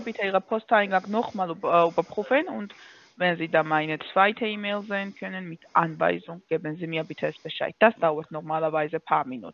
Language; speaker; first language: German; non-native, fluent; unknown